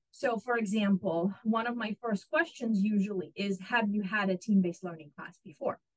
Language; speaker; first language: English; non-native, fluent; Russian